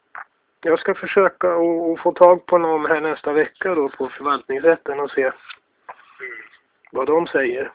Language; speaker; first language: Swedish; native; Swedish